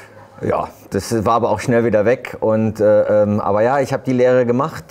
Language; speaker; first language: German; native; German